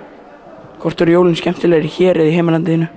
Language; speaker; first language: Icelandic; native; Icelandic